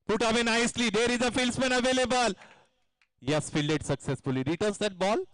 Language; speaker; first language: English; non-native, local second language; Marathi